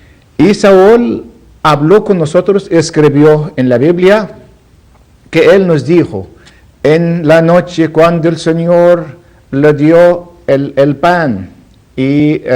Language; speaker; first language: Spanish; non-native, learner; Arabic